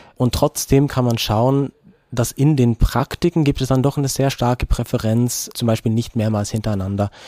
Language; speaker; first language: German; non-native, fluent; Norwegian